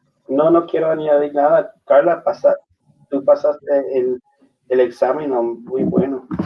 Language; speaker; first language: Spanish; non-native, learner; English